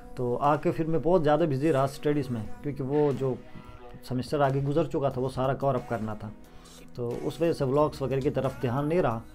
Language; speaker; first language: Urdu; non-native, local second language; Shina